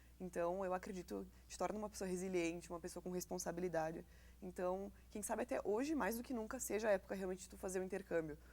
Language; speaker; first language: Portuguese; native; Portuguese